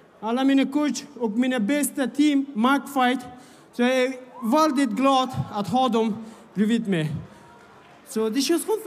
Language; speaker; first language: Swedish; non-native, fluent; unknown